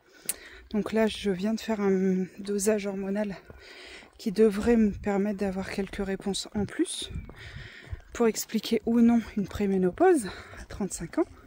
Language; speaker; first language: French; native; French